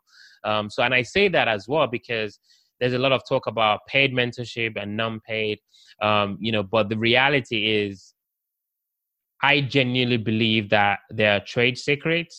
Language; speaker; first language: English; native; English